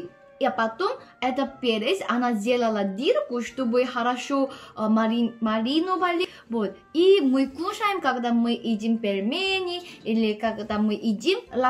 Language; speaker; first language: Russian; non-native, fluent; Korean